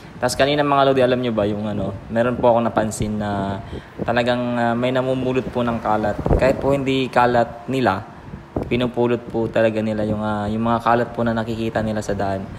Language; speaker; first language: Filipino; native; Filipino